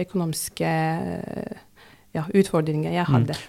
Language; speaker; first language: Norwegian; non-native, fluent; Turkish